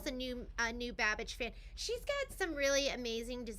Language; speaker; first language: English; native; English